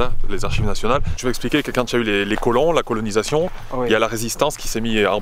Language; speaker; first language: French; native; French